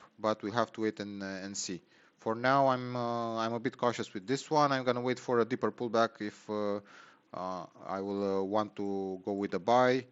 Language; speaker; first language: English; non-native, fluent; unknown